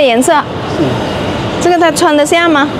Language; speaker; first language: Chinese; non-native, fluent; Indonesian